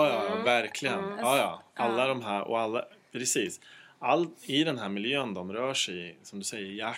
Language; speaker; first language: Swedish; native; Swedish